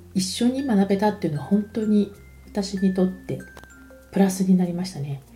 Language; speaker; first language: Japanese; native; Japanese